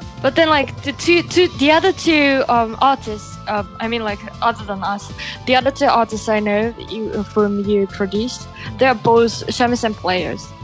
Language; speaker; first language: English; non-native, fluent; Japanese